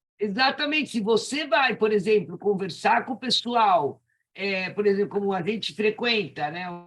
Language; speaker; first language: Portuguese; native; Portuguese